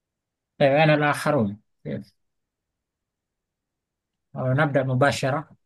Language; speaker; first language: Arabic; non-native, fluent; Indonesian